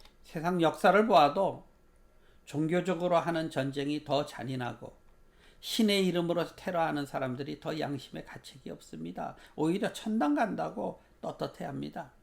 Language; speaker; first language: Korean; native; Korean